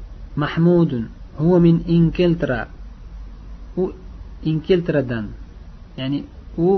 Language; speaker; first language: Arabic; non-native, fluent; Uzbek